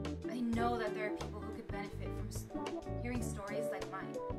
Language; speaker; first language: English; early bilingual, other home language; Spanish